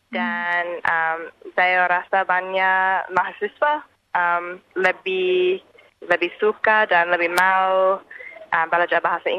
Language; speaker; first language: Indonesian; non-native, learner; English